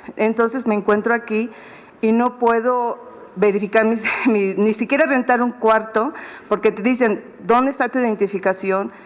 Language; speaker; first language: Spanish; early bilingual, heritage; Spanish